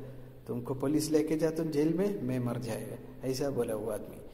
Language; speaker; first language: Hindi; non-native, local second language; Malayalam